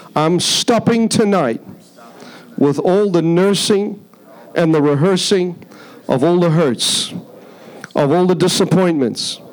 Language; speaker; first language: English; native; English